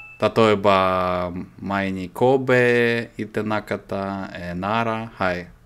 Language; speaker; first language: Japanese; non-native, learner; Russian